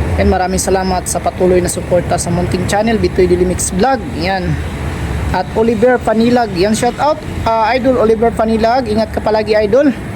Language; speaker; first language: Filipino; non-native, local second language; Cebuano